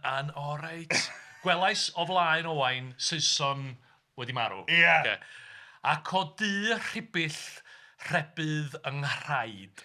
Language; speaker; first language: Welsh; native; Welsh